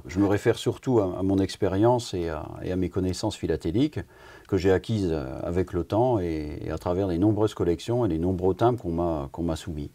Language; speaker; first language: French; native; French